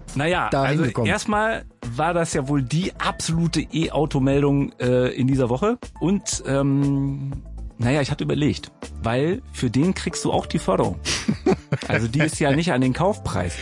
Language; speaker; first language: German; native; German